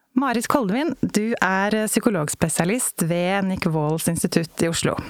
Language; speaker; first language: Norwegian; native; Norwegian